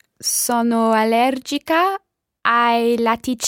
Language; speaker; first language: Italian; non-native, learner; English